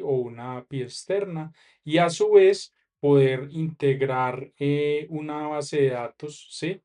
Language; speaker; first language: Spanish; native; Spanish